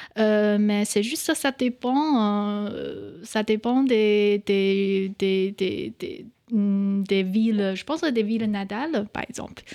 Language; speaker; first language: French; non-native, fluent; Chinese